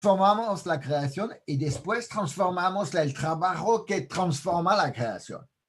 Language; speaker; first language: Spanish; non-native, fluent; French